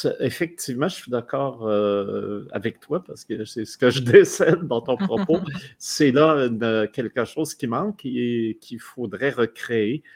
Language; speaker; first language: French; native; French